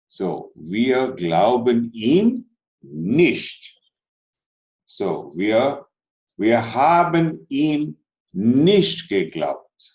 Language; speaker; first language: German; non-native, fluent; Telugu